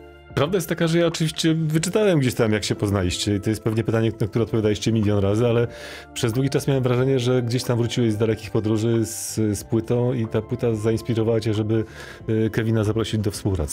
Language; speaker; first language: Polish; native; Polish